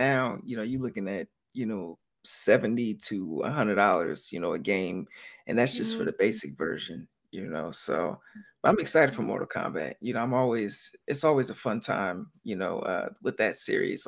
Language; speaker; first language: English; native; English